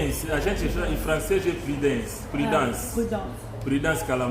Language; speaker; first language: Portuguese; non-native, learner; Luba-Lulua